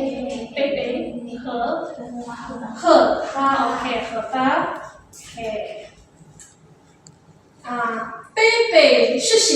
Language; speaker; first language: Chinese; non-native, fluent; Indonesian